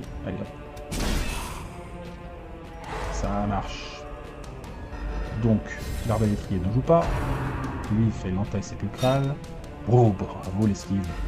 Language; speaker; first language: French; native; French